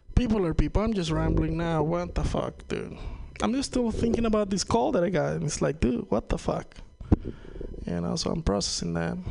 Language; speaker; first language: English; non-native, fluent; Spanish